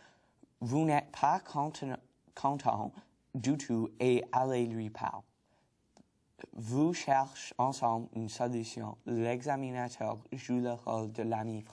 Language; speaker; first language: French; non-native, learner; English